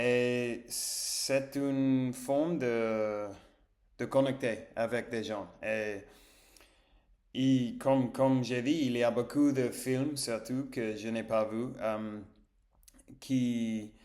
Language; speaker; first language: French; non-native, learner; English